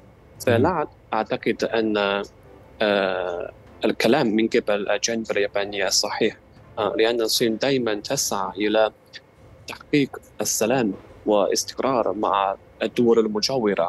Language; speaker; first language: Arabic; non-native, fluent; Chinese